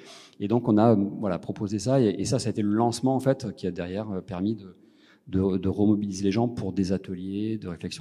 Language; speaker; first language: French; native; French